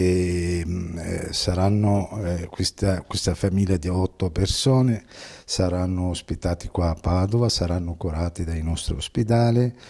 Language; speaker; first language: Italian; non-native, fluent; Arabic